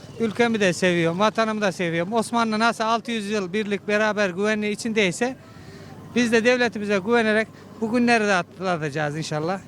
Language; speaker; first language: Turkish; native; Turkish